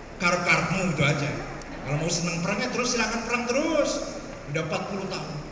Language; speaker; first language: Malay; non-native, local second language; Javanese